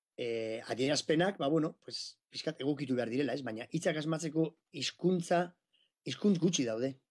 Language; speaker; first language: Basque; non-native, local second language; Spanish